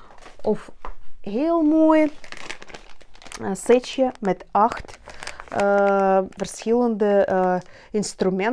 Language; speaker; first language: Dutch; non-native, learner; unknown